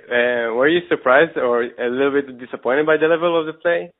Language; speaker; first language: English; non-native, fluent; Hebrew